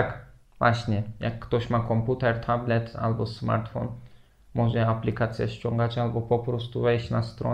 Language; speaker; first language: Polish; non-native, fluent; Turkish